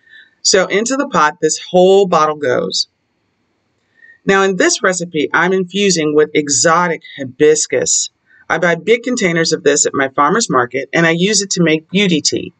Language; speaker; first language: English; native; English